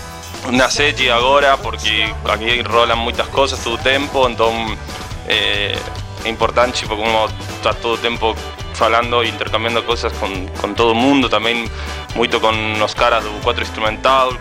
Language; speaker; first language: Portuguese; non-native, fluent; Spanish